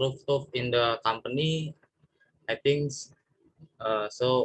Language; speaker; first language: English; non-native, learner; Indonesian